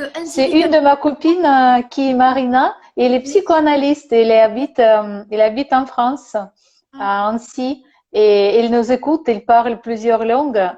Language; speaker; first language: French; non-native, learner; Russian